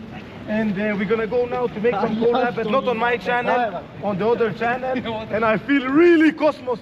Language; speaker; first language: English; non-native, learner; Macedonian